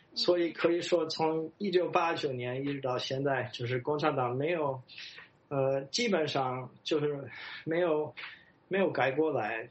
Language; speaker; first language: Chinese; non-native, fluent; English